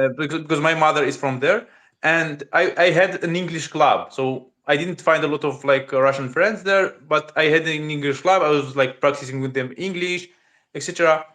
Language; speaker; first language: English; non-native, learner; Russian